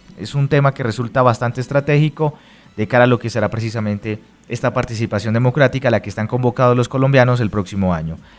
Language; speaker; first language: Spanish; native; Spanish